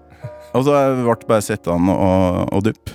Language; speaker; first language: Norwegian; native; Norwegian